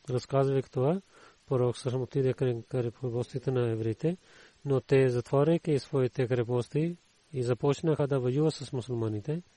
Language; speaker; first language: Bulgarian; non-native, learner; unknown